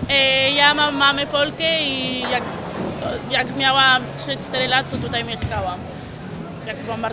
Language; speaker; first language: Polish; early bilingual, heritage; Spanish